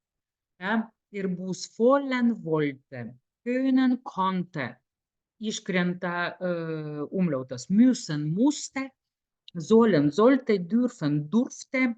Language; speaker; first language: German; non-native, fluent; Lithuanian